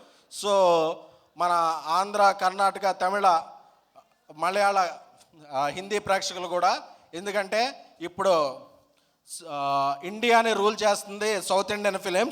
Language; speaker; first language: Telugu; native; Telugu